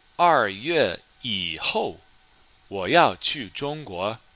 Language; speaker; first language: Chinese; non-native, fluent; English